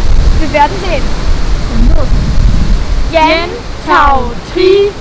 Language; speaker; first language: German; native; German